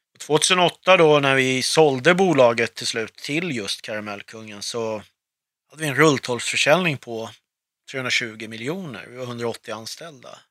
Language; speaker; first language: Swedish; early bilingual, other home language; Arabic